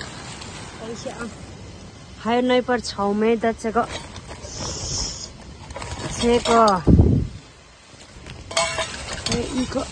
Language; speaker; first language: Chinese; non-native, learner; Nepali